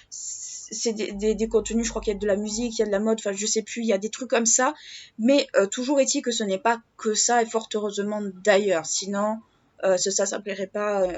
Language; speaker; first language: French; native; French